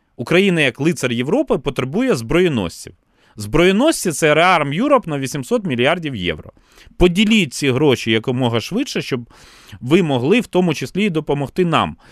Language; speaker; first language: Ukrainian; non-native, local second language; Russian